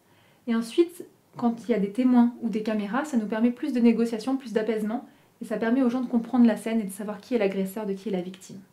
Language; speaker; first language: French; native; French